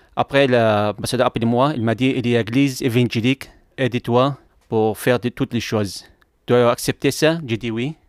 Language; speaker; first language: French; non-native, learner; Arabic